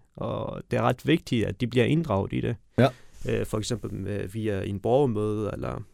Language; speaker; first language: Danish; early bilingual, other home language; Persian